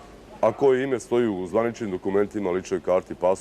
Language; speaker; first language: Bosnian; native; Bosnian